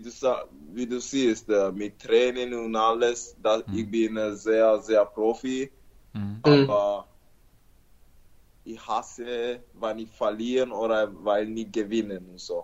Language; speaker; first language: German; non-native, learner; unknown